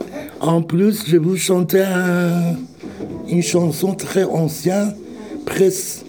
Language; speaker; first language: French; non-native, learner; Persian